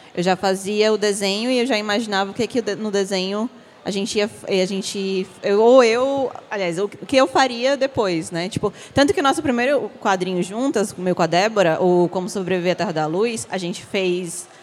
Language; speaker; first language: Portuguese; native; Portuguese